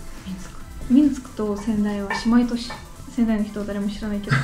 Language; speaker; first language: Japanese; non-native, fluent; Russian